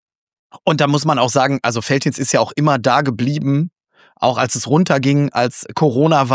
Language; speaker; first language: German; native; German